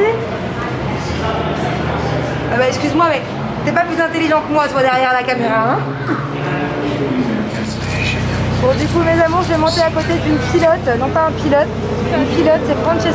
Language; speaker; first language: French; native; French